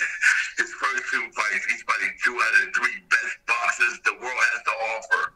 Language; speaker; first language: English; native; English